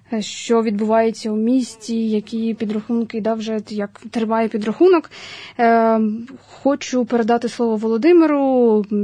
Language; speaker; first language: Ukrainian; native; Ukrainian